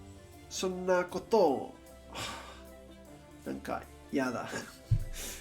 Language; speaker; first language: Japanese; non-native, learner; Spanish